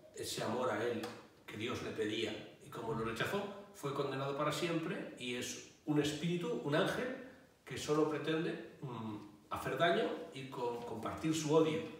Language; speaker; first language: Spanish; native; Spanish